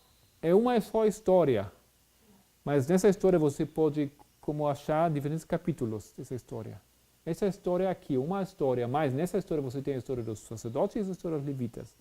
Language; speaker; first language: Portuguese; non-native, fluent; Spanish